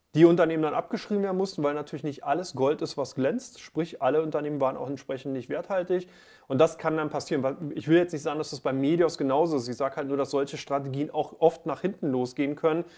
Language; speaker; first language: German; native; German